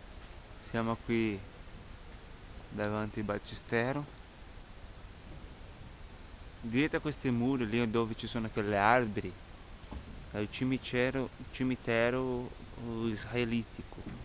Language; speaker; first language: Italian; non-native, fluent; Portuguese